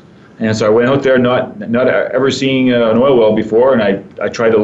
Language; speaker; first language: English; native; English